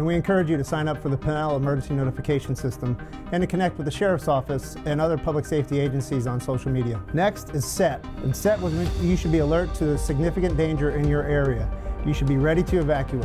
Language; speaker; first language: English; native; English